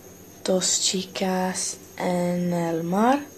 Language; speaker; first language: Spanish; non-native, learner; English